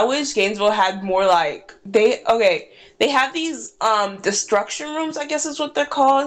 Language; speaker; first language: English; native; English